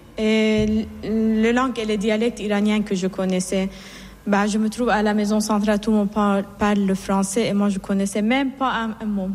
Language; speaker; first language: French; non-native, fluent; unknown